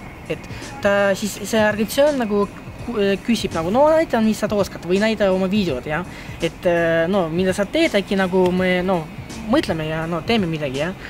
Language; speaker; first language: Estonian; non-native, local second language; Russian